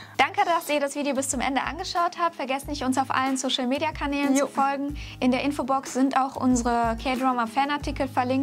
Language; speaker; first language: German; native; German